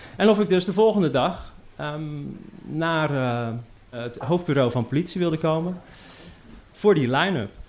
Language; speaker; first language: Dutch; native; Dutch